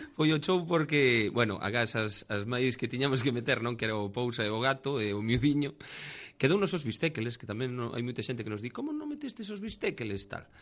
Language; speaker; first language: Galician; native; Galician